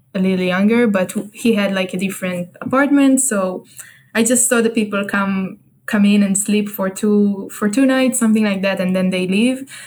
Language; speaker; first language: English; non-native, fluent; Hebrew